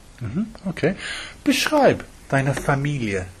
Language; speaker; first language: German; non-native, fluent; English